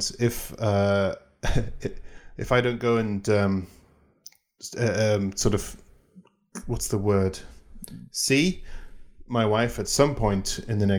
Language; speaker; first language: English; native; English